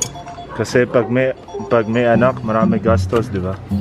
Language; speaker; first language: Filipino; non-native, learner; Arabic